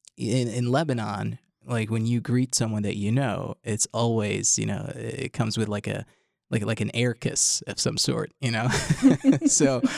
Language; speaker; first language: English; non-native, fluent; Arabic